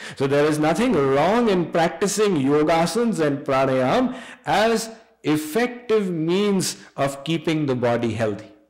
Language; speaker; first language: English; non-native, local second language; Hindi